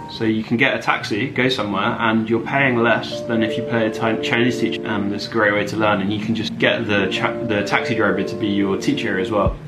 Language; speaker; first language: English; native; English